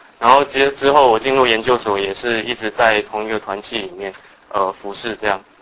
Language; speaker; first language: Chinese; early bilingual, other home language; Cantonese